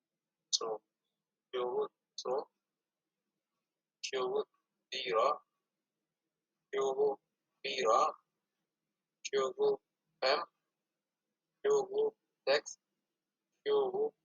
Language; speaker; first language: Swedish; non-native, learner; Urdu